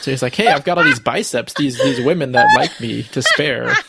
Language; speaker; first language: English; early bilingual, other home language; Spanish